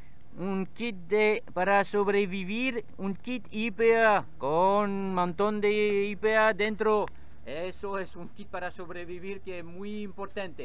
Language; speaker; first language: Spanish; non-native, learner; French